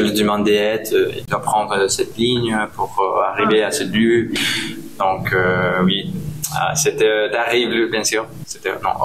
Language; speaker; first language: French; non-native, learner; Spanish